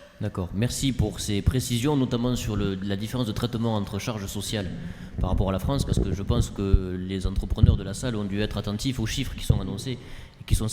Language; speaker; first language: French; native; French